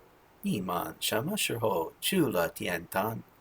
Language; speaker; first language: Chinese; non-native, learner; English